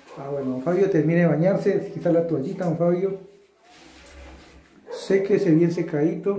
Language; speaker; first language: Spanish; native; Spanish